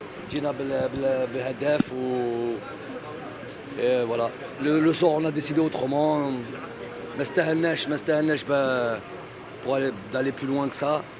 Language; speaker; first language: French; native; French